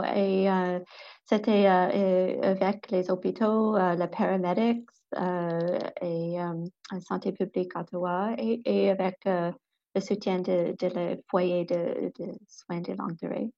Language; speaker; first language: French; non-native, local second language; English